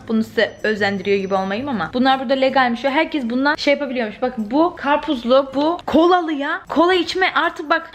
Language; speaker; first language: Turkish; native; Turkish